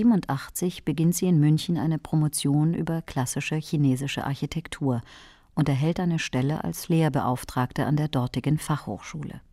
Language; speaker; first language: German; native; German